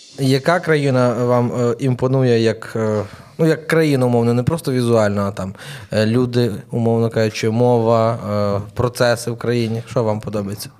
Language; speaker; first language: Ukrainian; native; Ukrainian